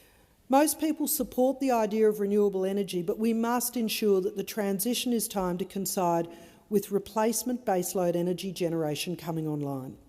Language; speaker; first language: English; native; English